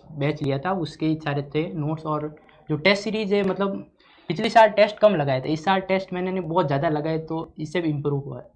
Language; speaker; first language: Hindi; native; Hindi